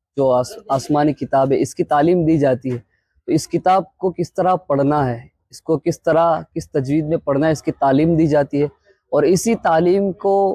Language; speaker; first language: Urdu; non-native, local second language; Gujarati